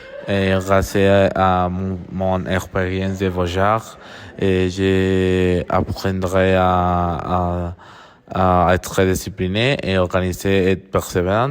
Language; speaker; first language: French; non-native, learner; Spanish